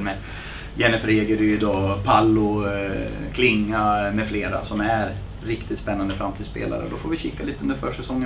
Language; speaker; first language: Swedish; native; Swedish